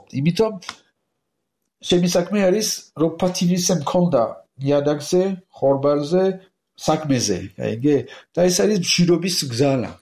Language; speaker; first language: Georgian; non-native, learner; French